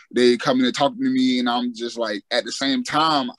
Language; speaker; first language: English; native; English